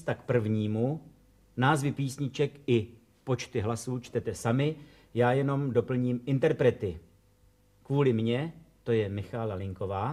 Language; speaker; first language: Czech; native; Czech